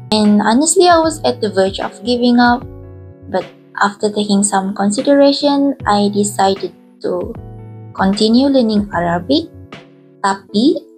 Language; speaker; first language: English; non-native, local second language; Malay